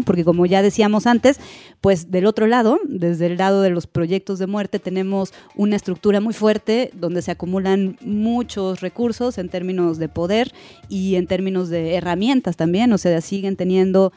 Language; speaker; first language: Spanish; native; Spanish